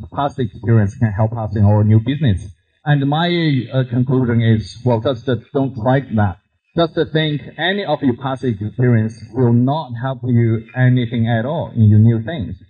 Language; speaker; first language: English; non-native, fluent; Chinese